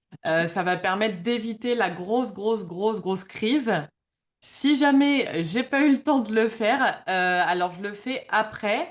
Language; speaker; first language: French; native; French